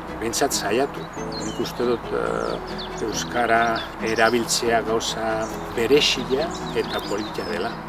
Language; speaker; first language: Basque; native; Basque